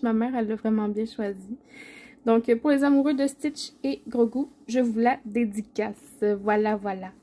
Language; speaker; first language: French; native; French